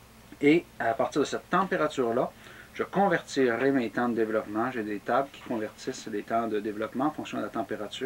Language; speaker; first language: French; native; French